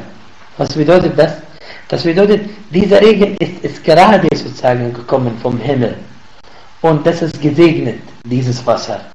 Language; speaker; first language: German; non-native, learner; Arabic